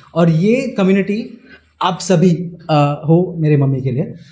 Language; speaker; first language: Hindi; non-native, local second language; Marathi